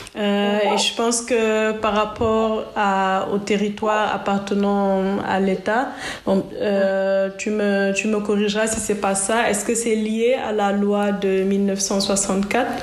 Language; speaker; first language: French; non-native, local second language; Wolof